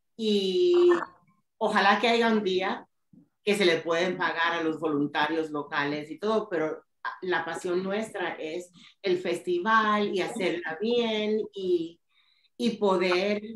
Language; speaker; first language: Spanish; early bilingual, heritage; Spanish